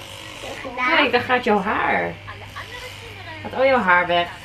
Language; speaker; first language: Dutch; native; Dutch